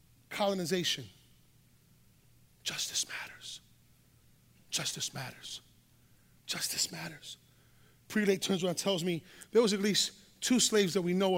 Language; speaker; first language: English; early bilingual, other home language; Spanish